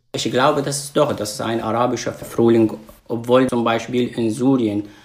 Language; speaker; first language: German; non-native, fluent; Arabic